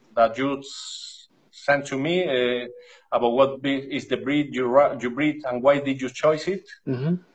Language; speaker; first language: English; non-native, learner; Spanish